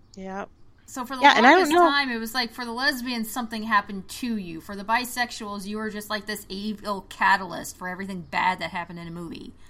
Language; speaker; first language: English; native; English